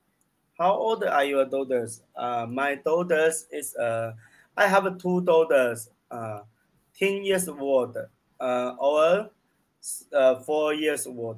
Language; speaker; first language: English; non-native, learner; Chinese